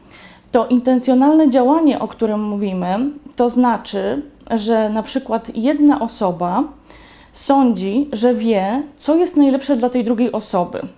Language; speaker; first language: Polish; native; Polish